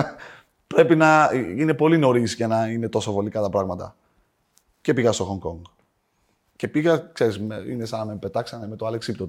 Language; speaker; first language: Greek; native; Greek